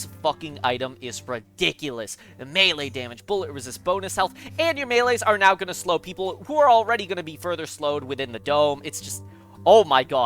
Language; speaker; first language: English; native; English